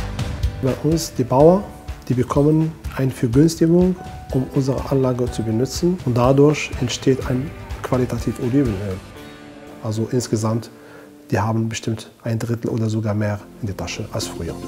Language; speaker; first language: German; non-native, fluent; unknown